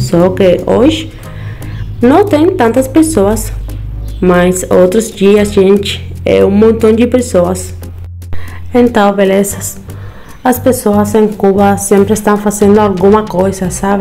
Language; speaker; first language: Portuguese; non-native, learner; Spanish